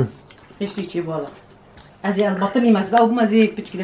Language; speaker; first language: German; non-native, learner; Kurdish